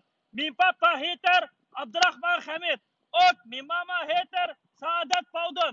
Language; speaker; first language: Swedish; non-native, learner; Uyghur